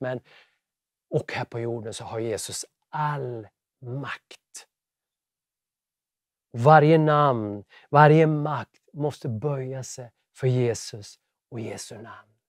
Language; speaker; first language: Swedish; native; Swedish